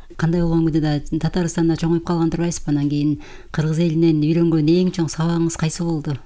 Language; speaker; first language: Kyrgyz; native; Kyrgyz